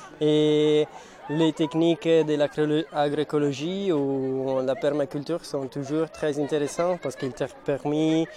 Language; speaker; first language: French; non-native, fluent; Italian